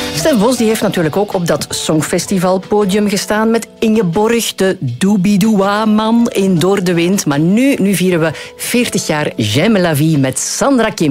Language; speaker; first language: Dutch; native; Dutch